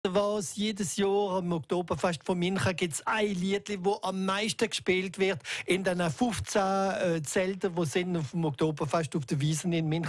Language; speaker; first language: German; native; German